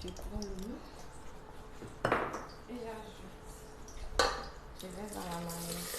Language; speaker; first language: French; non-native, local second language; Wolof